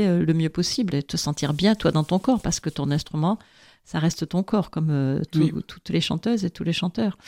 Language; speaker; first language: French; native; French